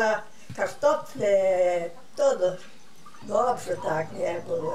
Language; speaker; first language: Polish; early bilingual, heritage; Polish